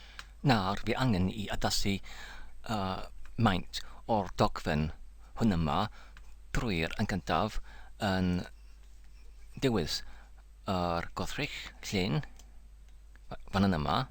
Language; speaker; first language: Welsh; non-native, learner; English